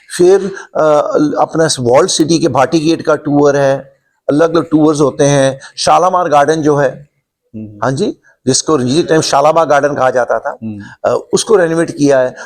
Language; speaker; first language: Hindi; non-native, local second language; Punjabi